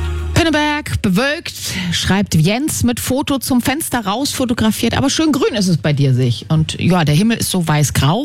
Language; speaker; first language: German; native; German